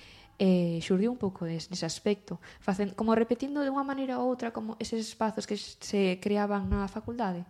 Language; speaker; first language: Galician; native; Galician